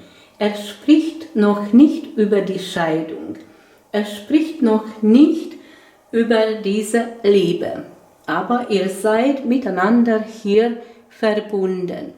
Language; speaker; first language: German; non-native, fluent; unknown